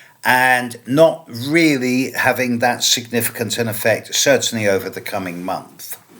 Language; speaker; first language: English; native; English